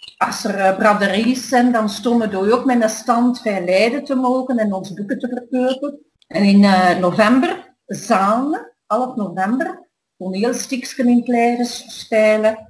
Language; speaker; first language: Dutch; native; Dutch